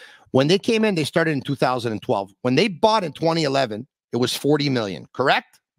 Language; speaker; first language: English; native; English